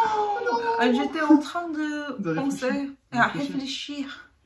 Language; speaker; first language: French; non-native, learner; Korean